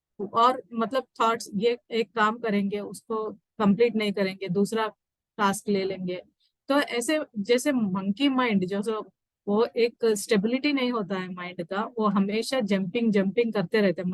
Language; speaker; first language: Hindi; native; Hindi